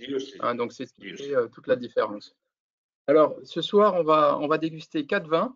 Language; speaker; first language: French; native; French